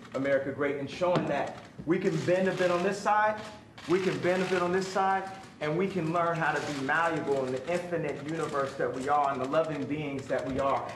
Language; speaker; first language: English; native; English